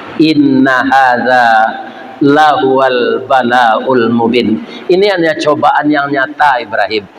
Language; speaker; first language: Malay; non-native, local second language; Minangkabau